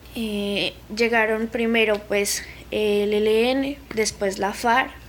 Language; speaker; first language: Spanish; native; Spanish